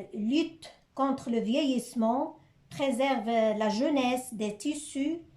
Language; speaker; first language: French; non-native, local second language; Arabic